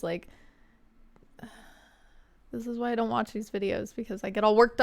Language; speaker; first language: English; native; English